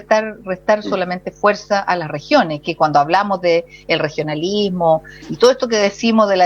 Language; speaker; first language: Spanish; native; Spanish